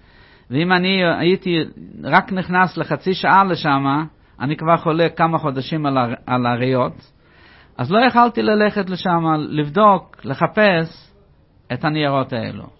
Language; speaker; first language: Hebrew; non-native, fluent; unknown